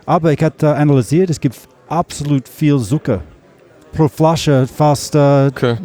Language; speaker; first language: German; non-native, learner; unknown